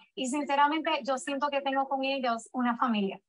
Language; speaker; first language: Spanish; native; Spanish